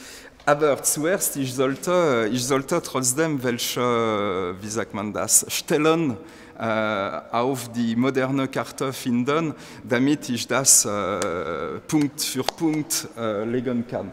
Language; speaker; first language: German; non-native, learner; French